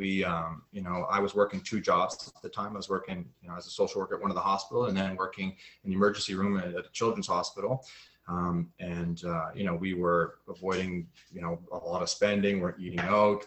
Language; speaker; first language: English; native; English